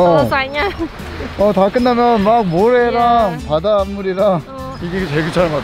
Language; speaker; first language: Korean; native; Korean